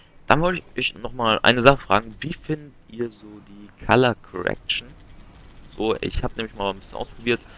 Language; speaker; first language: German; native; German